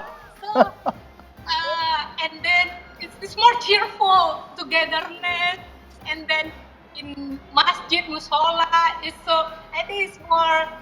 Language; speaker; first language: English; non-native, learner; Indonesian